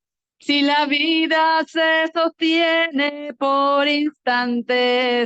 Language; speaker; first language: Spanish; native; Spanish